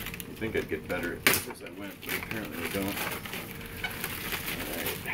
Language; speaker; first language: English; native; English